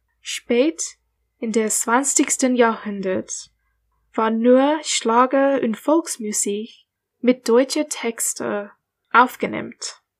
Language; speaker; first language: German; non-native, learner; English